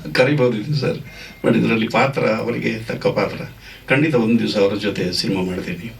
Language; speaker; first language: Kannada; non-native, local second language; Tulu